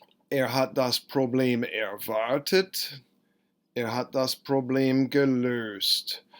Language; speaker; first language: German; non-native, fluent; English